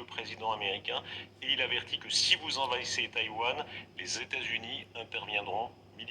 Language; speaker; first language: French; native; French